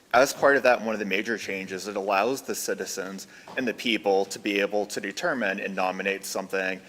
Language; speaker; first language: English; native; English